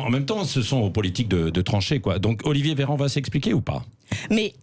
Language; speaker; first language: French; native; French